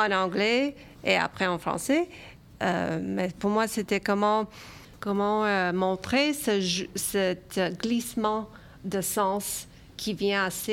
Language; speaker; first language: French; early bilingual, other home language; Romanian